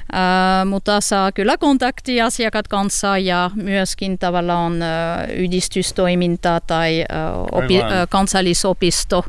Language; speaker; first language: Finnish; non-native, learner; French